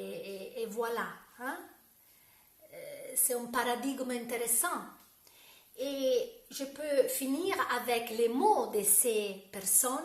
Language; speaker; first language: French; non-native, learner; Italian